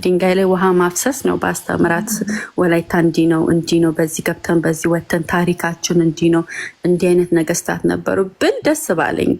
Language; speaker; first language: Amharic; non-native, local second language; Wolaytta